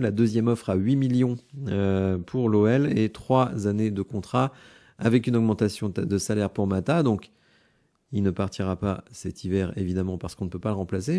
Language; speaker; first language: French; native; French